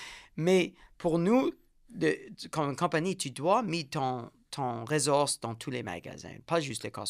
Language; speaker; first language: French; non-native, learner; English